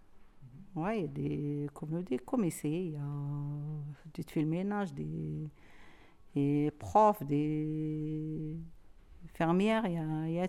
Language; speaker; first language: French; non-native, learner; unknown